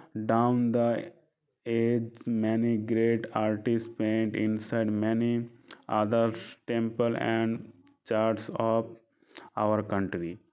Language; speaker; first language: English; non-native, local second language; Bangla